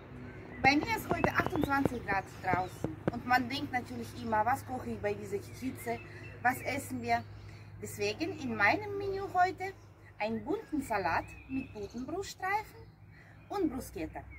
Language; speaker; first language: German; non-native, fluent; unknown